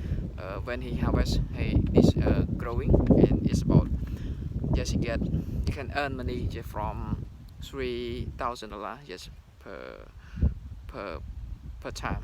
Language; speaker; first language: English; non-native, learner; Khmer